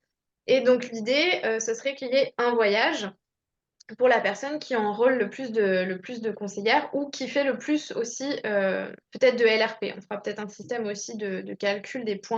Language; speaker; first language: French; native; French